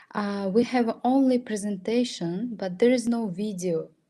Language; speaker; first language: English; non-native, fluent; Russian